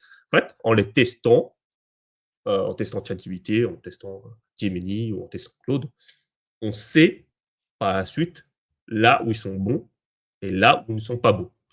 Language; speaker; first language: French; native; French